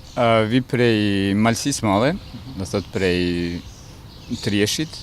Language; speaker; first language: Albanian; native; Albanian